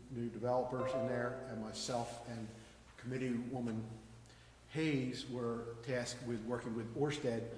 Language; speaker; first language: English; native; English